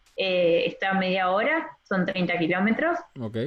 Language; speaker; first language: Spanish; native; Spanish